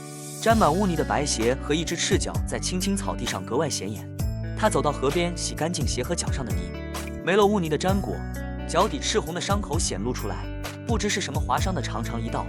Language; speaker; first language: Chinese; native; Chinese